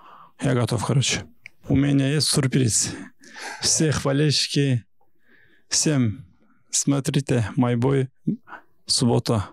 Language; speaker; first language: Russian; non-native, local second language; Kyrgyz